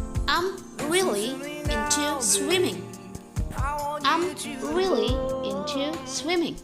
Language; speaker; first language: English; non-native, fluent; Indonesian